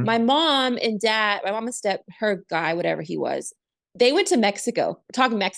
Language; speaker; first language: English; native; English